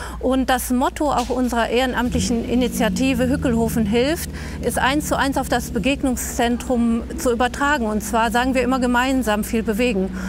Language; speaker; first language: German; native; German